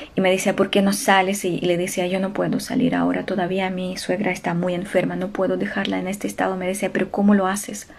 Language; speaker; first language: Spanish; non-native, fluent; Ukrainian